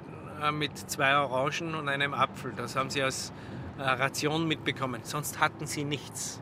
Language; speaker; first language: German; native; German